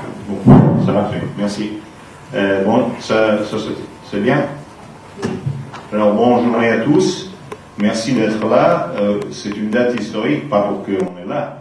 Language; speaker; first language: French; non-native, fluent; Italian